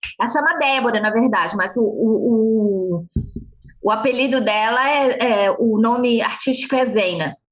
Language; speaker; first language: Portuguese; non-native, fluent; Arabic